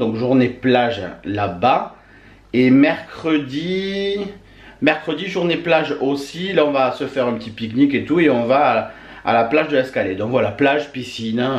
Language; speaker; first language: French; native; French